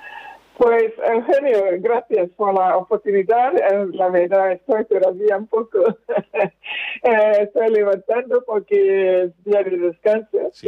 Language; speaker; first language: Spanish; non-native, fluent; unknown